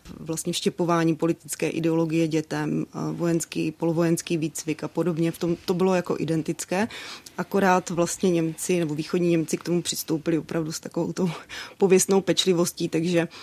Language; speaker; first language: Czech; native; Czech